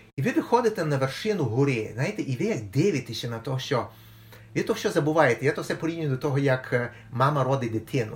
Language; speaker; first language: Ukrainian; early bilingual, heritage; Ukrainian